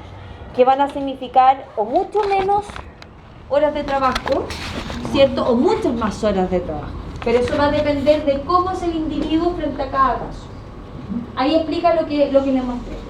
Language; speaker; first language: Spanish; native; Spanish